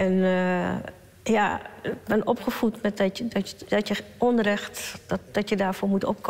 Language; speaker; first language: Dutch; early bilingual, other home language; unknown